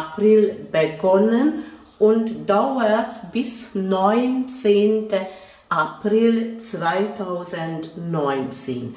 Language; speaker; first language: German; non-native, fluent; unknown